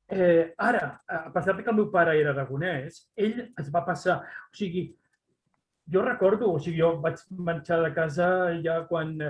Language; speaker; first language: Catalan; non-native, local second language; Spanish